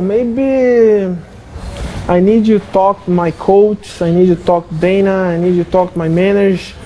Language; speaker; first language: English; non-native, learner; Portuguese